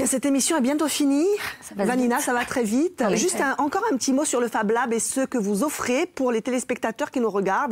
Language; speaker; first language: French; native; French